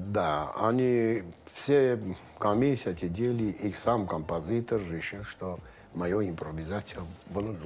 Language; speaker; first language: Russian; non-native, local second language; Armenian